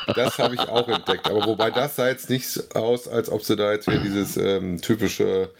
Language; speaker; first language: German; native; German